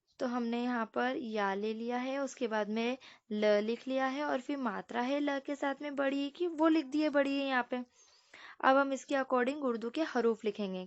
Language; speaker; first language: Hindi; native; Hindi